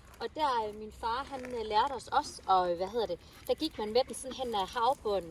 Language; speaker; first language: Danish; native; Danish